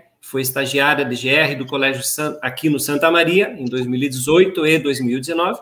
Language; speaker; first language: Portuguese; native; Portuguese